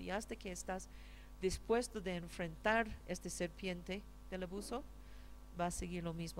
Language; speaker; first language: Spanish; non-native, fluent; English